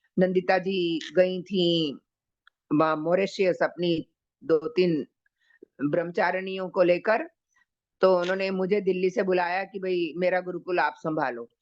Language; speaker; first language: Hindi; native; Hindi